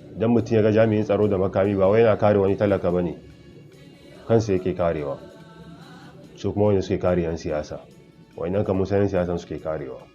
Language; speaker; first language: Hausa; native; Hausa